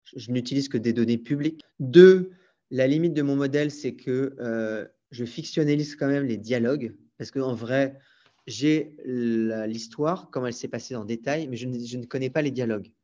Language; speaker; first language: French; native; French